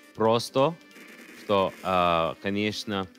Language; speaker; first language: Russian; non-native, learner; English